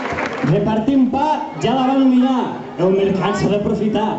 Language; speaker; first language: Catalan; native; Catalan